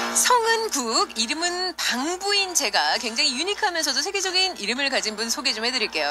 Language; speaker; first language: Korean; native; Korean